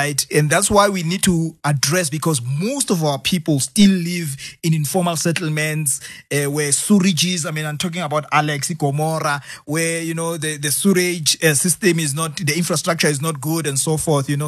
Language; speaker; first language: English; non-native, local second language; Zulu